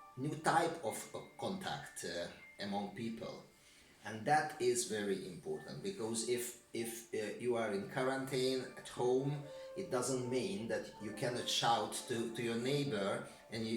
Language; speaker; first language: English; non-native, learner; Hungarian